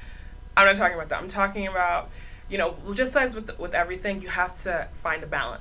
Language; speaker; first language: English; native; English